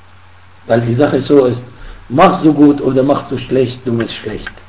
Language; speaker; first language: German; non-native, fluent; Arabic